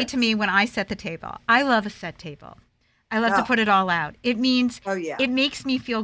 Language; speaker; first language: English; native; English